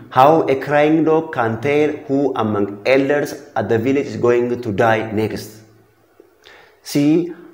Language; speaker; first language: English; non-native, local second language; Amharic